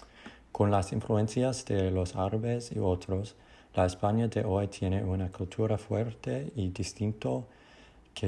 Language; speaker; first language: Spanish; non-native, learner; English